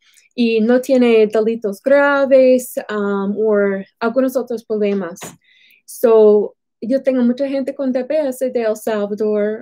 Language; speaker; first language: Spanish; non-native, fluent; English